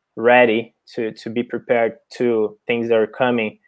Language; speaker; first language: English; non-native, fluent; Portuguese